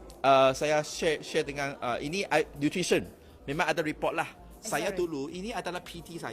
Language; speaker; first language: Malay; non-native, local second language; Chinese